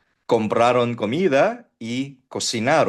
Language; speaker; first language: Spanish; non-native, fluent; Filipino